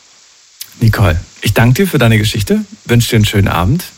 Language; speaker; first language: German; native; German